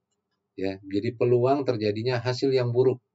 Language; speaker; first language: Indonesian; native; Indonesian